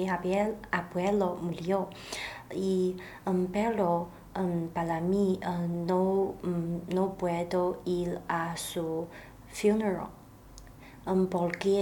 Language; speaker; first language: Spanish; non-native, learner; Chinese